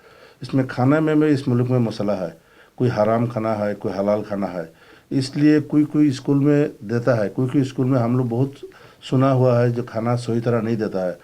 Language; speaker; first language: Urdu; non-native, fluent; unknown